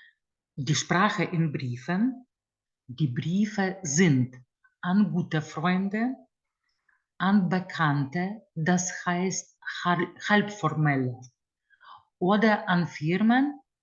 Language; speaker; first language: German; non-native, fluent; Lithuanian